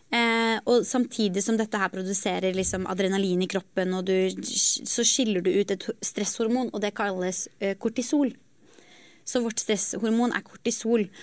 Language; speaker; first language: Norwegian; native; Norwegian